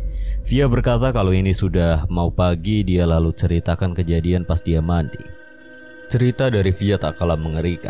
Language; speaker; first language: Indonesian; native; Indonesian